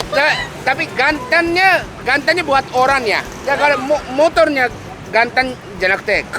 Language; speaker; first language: Indonesian; non-native, fluent; Japanese